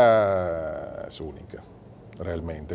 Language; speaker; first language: Spanish; non-native, fluent; Italian